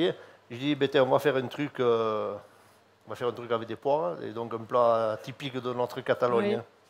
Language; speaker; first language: French; native; French